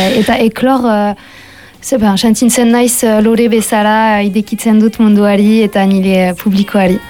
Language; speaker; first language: Basque; non-native, local second language; French